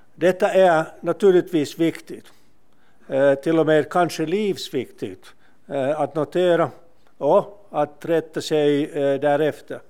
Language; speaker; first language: Swedish; non-native, local second language; Finnish